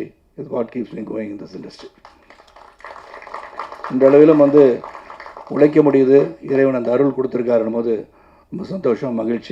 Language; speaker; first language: Tamil; native; Tamil